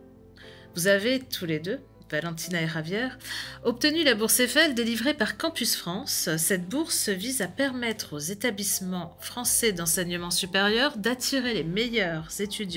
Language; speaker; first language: French; native; French